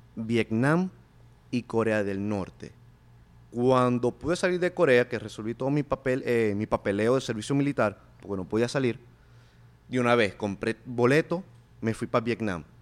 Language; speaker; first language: Spanish; native; Spanish